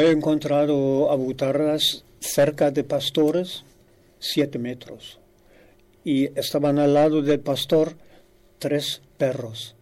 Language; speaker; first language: Spanish; non-native, fluent; German